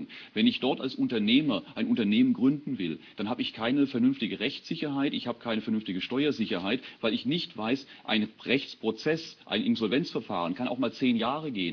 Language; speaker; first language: German; native; German